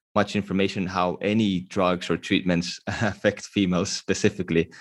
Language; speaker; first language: English; non-native, fluent; Estonian